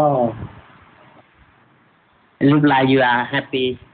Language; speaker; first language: English; non-native, learner; Vietnamese